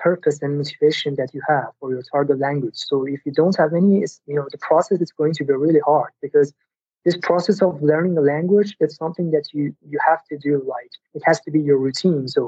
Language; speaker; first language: English; non-native, fluent; Persian